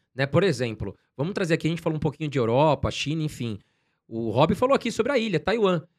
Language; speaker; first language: Portuguese; native; Portuguese